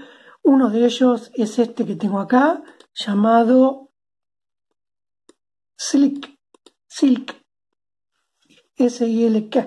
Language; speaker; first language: Spanish; native; Spanish